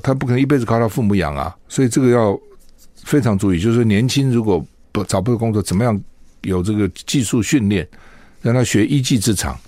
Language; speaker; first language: Chinese; native; Chinese